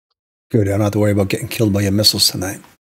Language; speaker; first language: English; native; English